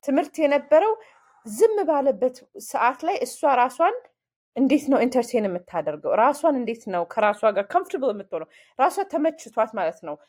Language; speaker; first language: Amharic; early bilingual, heritage; Amharic